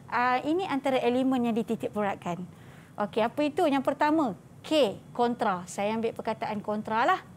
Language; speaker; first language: Malay; native; Malay